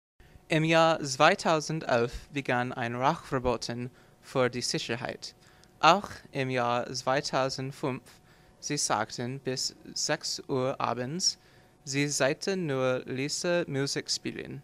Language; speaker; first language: German; non-native, learner; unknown